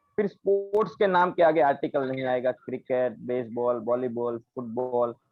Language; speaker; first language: Hindi; non-native, local second language; Gujarati